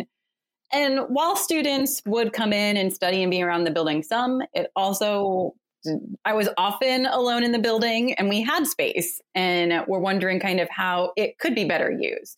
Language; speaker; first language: English; native; English